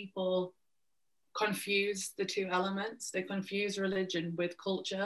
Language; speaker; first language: English; native; English